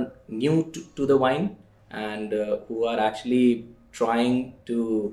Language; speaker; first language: English; non-native, local second language; Hindi